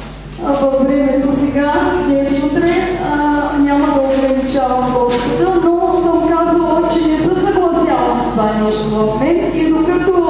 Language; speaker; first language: Bulgarian; native; Bulgarian